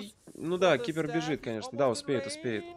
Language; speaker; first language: Russian; native; Russian